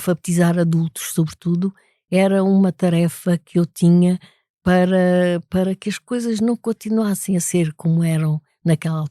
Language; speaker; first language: Portuguese; native; Portuguese